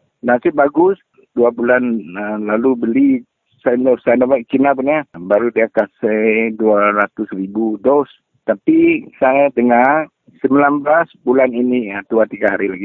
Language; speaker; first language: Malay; non-native, local second language; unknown